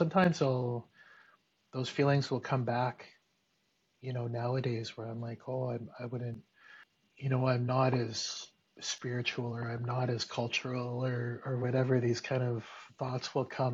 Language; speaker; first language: English; native; English